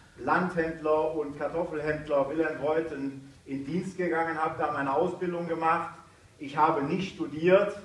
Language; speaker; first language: German; native; German